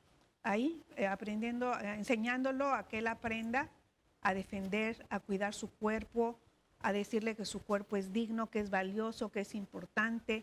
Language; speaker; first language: Spanish; native; Spanish